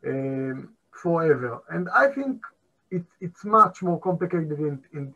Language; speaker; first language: English; non-native, fluent; Hebrew